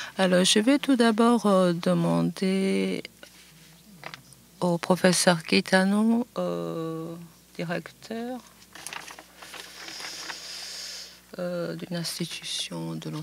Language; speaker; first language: French; non-native, fluent; Japanese